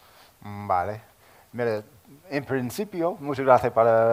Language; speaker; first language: Spanish; non-native, learner; English